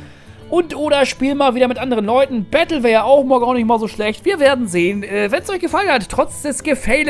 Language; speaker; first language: German; native; German